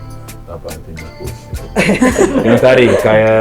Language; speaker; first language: Indonesian; non-native, learner; English